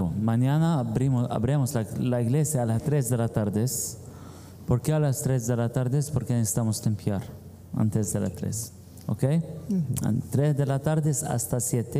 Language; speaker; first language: Spanish; non-native, fluent; Arabic